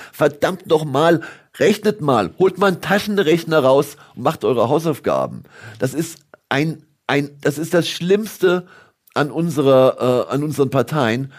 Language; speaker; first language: German; native; German